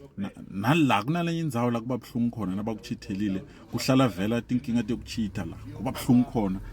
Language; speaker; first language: Zulu; non-native, local second language; Swati